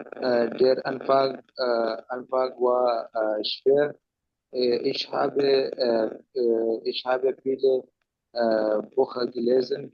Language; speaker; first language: German; non-native, learner; Urdu